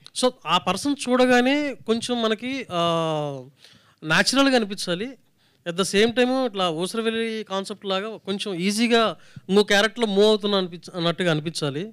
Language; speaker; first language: Telugu; native; Telugu